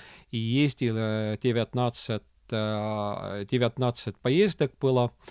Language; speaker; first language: Russian; non-native, local second language; Estonian